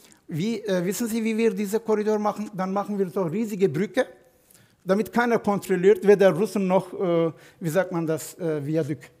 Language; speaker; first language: German; non-native, fluent; Turkish